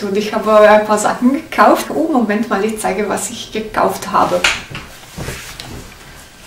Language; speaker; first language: German; non-native, learner; Italian